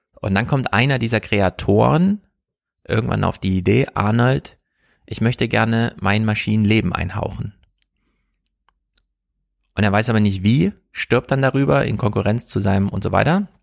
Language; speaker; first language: German; native; German